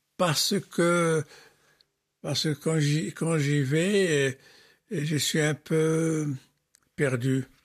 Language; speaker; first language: French; non-native, local second language; Arabic